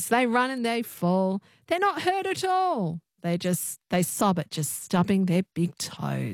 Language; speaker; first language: English; native; English